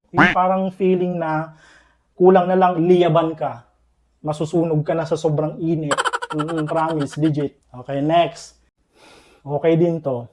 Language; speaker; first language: Filipino; non-native, local second language; Iloko